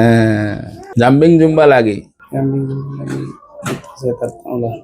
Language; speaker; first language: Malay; non-native, learner; Bangla